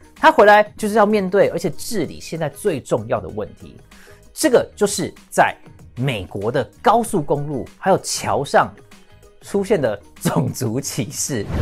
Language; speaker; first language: Chinese; early bilingual, heritage; English